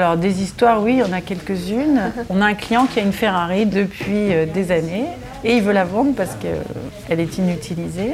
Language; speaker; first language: French; native; French